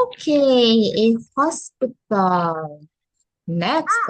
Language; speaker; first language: English; non-native, local second language; Filipino